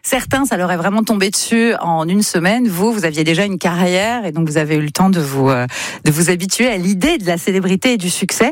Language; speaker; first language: French; native; French